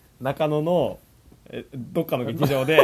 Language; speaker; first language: Japanese; native; Japanese